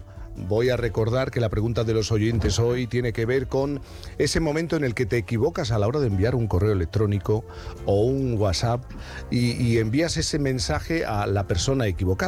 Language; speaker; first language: Spanish; native; Spanish